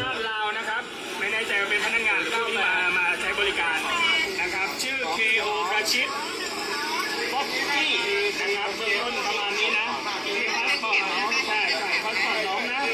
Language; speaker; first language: Thai; native; Thai